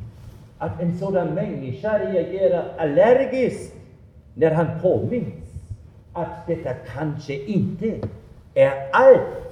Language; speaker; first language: Swedish; non-native, fluent; German